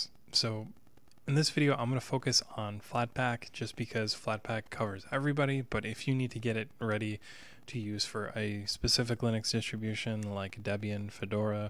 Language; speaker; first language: English; native; English